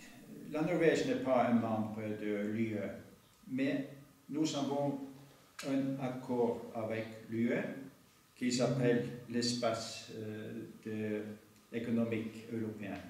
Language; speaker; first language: French; non-native, fluent; Norwegian